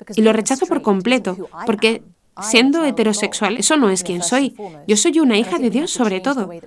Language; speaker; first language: Spanish; non-native, fluent; English